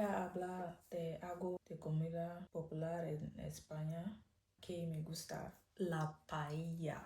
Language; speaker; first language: Spanish; non-native, learner; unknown